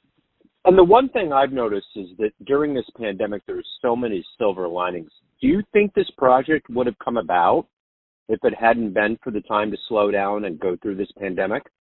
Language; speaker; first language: English; native; English